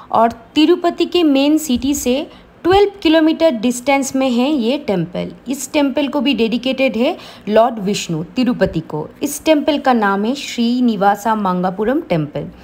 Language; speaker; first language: Hindi; non-native, local second language; Bangla